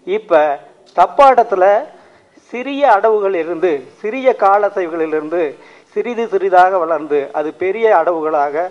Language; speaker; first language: Tamil; native; Tamil